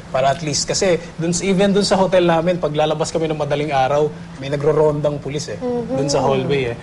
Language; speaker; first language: Filipino; native; Filipino